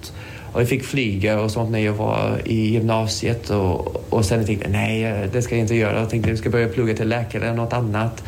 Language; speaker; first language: Swedish; non-native, fluent; English